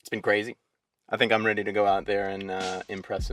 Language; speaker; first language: English; native; English